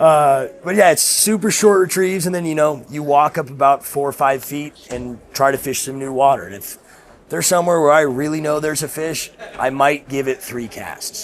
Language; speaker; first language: English; native; English